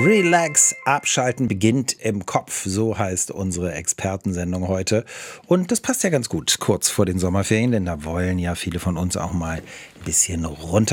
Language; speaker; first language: German; native; German